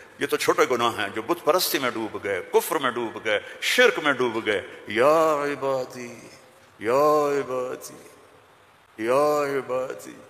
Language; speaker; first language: Urdu; non-native, local second language; Punjabi